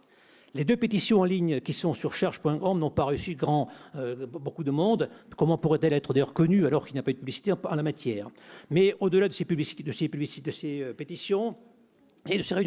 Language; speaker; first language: French; native; French